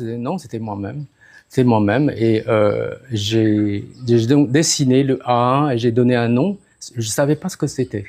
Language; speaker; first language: French; non-native, fluent; Khmer